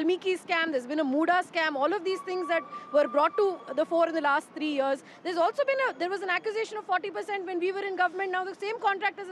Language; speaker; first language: English; non-native, local second language; Kannada